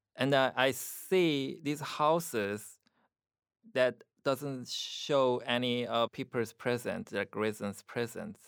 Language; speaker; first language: English; non-native, fluent; Korean